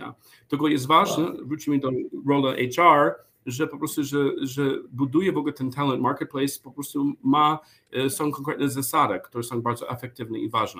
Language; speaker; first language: Polish; non-native, learner; English